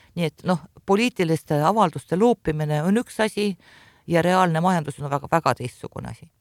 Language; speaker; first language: Estonian; non-native, local second language; Russian